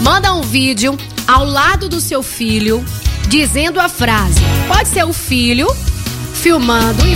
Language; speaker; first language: Portuguese; native; Portuguese